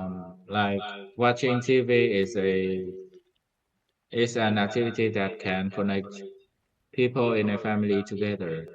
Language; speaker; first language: English; non-native, learner; Vietnamese